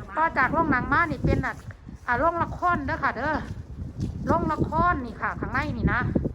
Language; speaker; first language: Thai; native; Thai